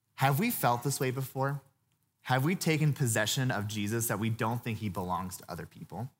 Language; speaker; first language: English; native; English